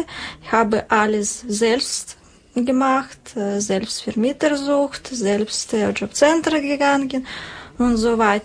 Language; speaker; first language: German; non-native, learner; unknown